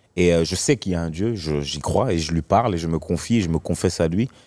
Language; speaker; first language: French; native; French